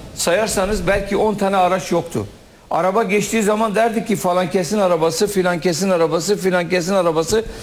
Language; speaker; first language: Turkish; non-native, local second language; Kurdish